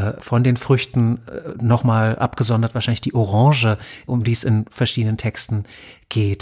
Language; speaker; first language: German; native; German